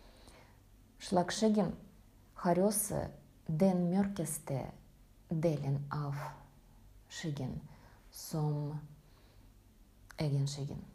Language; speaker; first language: Norwegian; non-native, fluent; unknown